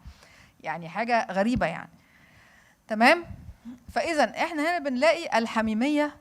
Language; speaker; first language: Arabic; native; Arabic